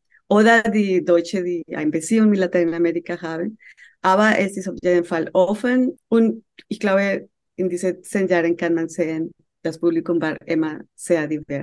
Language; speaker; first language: German; non-native, fluent; Spanish